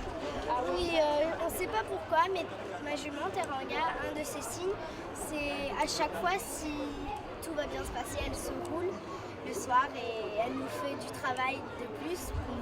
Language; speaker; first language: French; early bilingual, other home language; English